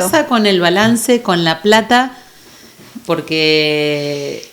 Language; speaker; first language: Spanish; native; Spanish